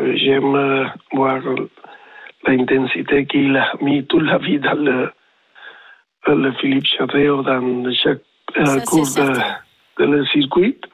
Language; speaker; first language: French; non-native, learner; Spanish